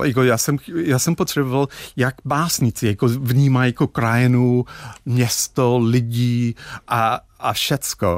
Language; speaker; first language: Czech; non-native, fluent; English